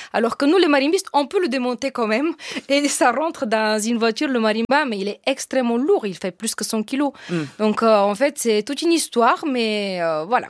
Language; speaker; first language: French; non-native, fluent; Bulgarian